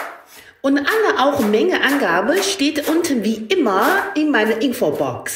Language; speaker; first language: German; non-native, learner; Chinese